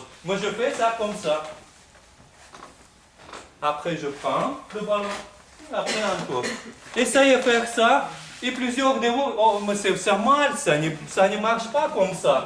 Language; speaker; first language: French; non-native, fluent; Russian